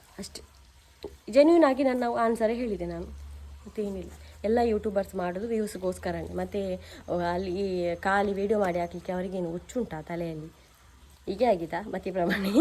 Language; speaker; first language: Kannada; non-native, local second language; Tulu